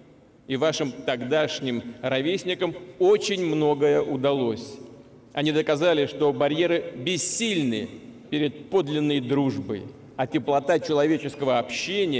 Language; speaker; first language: Russian; native; Russian